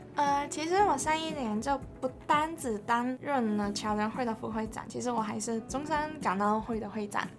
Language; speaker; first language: Chinese; non-native, local second language; Cantonese